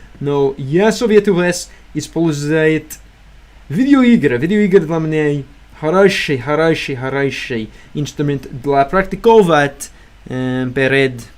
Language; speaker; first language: Russian; non-native, learner; English